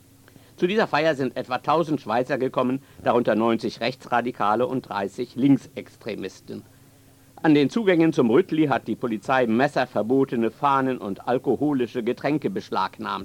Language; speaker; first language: German; native; German